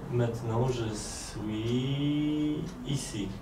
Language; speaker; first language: French; non-native, learner; Polish